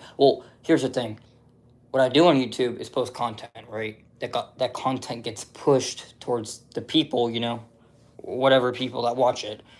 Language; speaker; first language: English; native; English